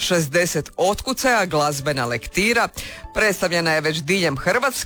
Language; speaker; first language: Serbian; native; Serbian